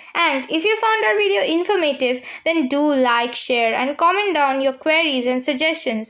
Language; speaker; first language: English; non-native, local second language; Bangla